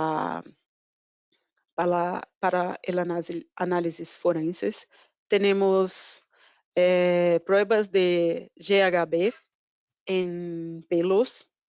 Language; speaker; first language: Spanish; non-native, fluent; Portuguese